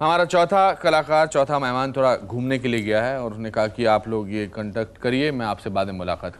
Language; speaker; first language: Hindi; native; Hindi